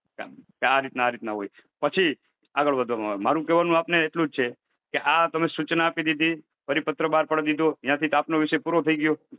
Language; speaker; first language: Gujarati; native; Gujarati